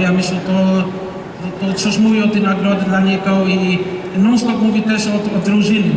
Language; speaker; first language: Polish; non-native, learner; Dutch